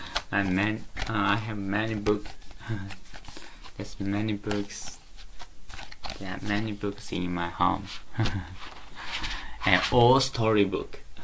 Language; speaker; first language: English; non-native, learner; Chinese